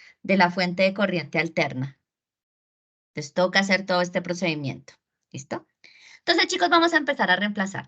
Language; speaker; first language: Spanish; native; Spanish